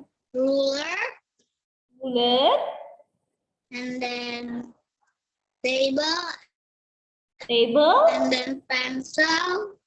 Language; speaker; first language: English; non-native, learner; Indonesian